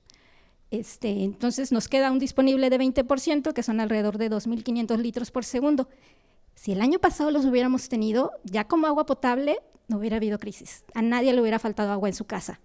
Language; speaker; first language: Spanish; native; Spanish